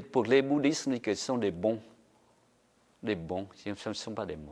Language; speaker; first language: French; non-native, fluent; Vietnamese